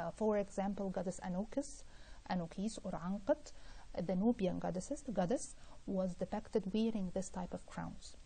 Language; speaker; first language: English; non-native, fluent; Arabic